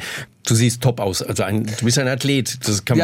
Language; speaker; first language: German; native; German